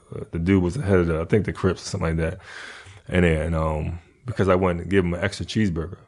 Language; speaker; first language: English; native; English